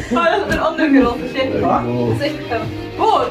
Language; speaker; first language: Dutch; early bilingual, other home language; Tibetan